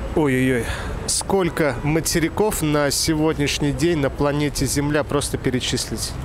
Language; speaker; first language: Russian; native; Russian